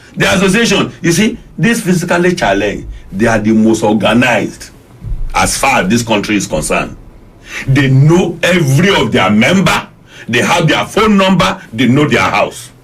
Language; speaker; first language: English; non-native, local second language; Yoruba